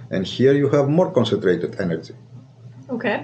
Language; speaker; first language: English; non-native, fluent; Greek